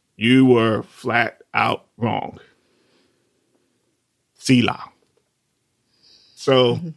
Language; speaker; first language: English; native; English